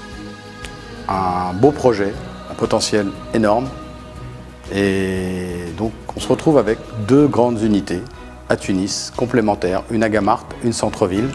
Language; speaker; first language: French; early bilingual, other home language; Arabic